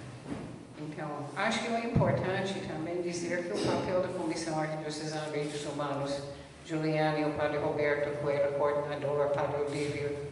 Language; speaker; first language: Portuguese; non-native, fluent; English